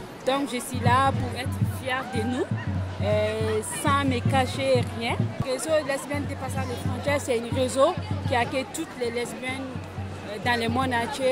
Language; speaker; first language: French; non-native, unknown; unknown